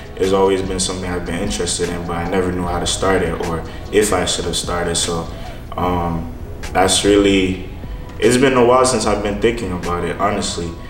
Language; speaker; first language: English; non-native, fluent; Haitian Creole